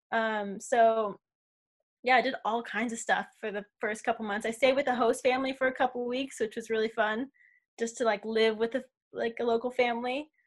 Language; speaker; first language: English; native; English